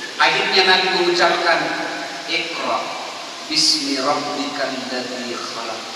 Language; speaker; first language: Indonesian; non-native, local second language; Buginese